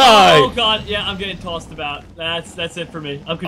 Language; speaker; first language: English; native; English